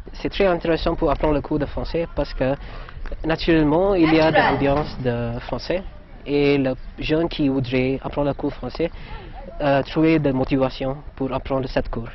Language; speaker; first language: French; non-native, learner; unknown